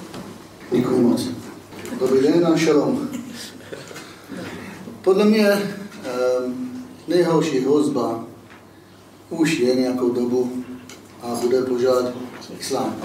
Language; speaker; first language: Czech; non-native, fluent; Hebrew